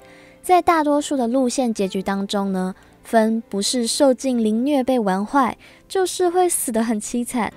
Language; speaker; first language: Chinese; native; Chinese